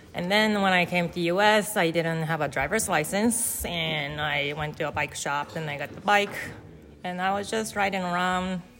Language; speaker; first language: English; non-native, fluent; Japanese